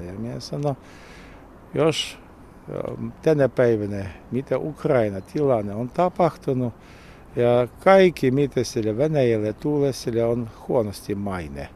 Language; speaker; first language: Finnish; non-native, learner; Russian